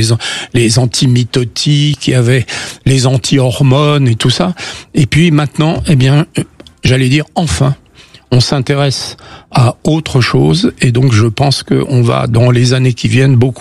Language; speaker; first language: French; native; French